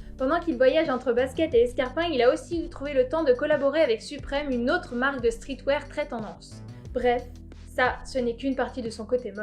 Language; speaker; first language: French; native; French